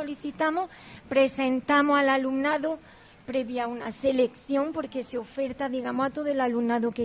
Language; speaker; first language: Spanish; native; Spanish